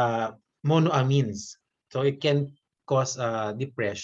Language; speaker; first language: English; non-native, local second language; Filipino